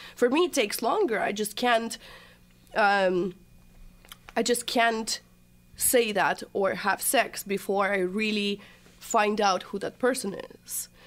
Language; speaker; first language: English; non-native, fluent; Russian